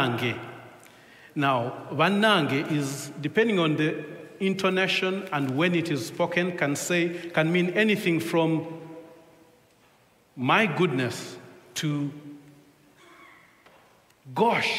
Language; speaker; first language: English; non-native, local second language; Ganda